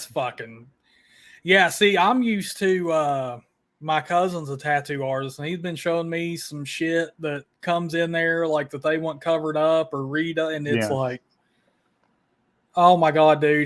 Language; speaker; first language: English; native; English